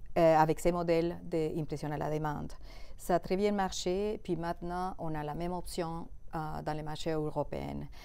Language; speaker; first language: French; non-native, fluent; Spanish